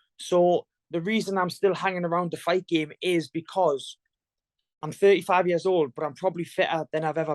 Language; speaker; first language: English; native; English